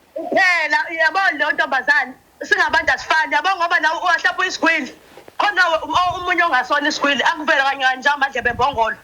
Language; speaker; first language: Zulu; native; Zulu